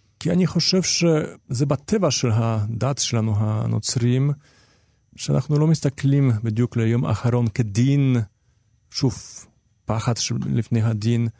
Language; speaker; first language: Hebrew; non-native, fluent; Polish